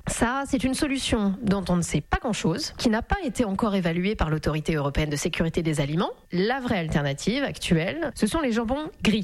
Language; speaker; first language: French; native; French